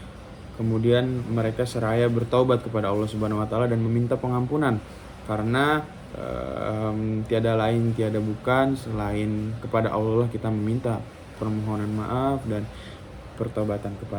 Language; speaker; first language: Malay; non-native, local second language; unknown